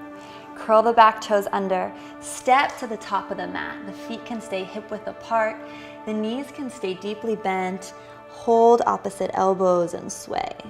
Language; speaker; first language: English; native; English